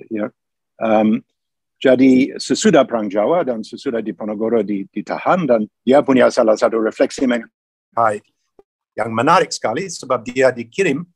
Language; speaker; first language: Indonesian; non-native, fluent; English